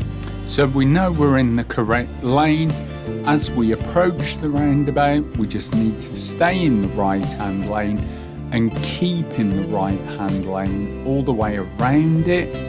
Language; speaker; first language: English; native; English